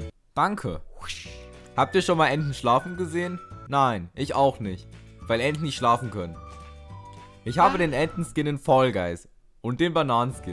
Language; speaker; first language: German; native; German